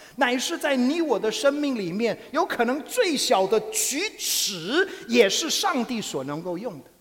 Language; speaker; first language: Chinese; native; Chinese